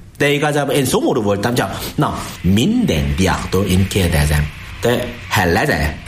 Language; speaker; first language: Hungarian; non-native, learner; Korean